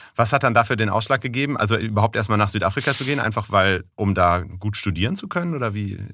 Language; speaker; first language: German; native; German